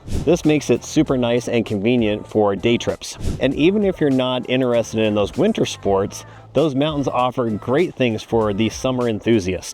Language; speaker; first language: English; native; English